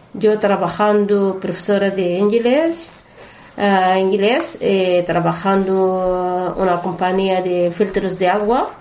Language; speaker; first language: Spanish; non-native, learner; Arabic